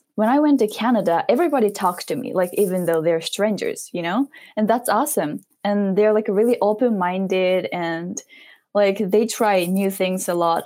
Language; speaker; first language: English; non-native, fluent; Japanese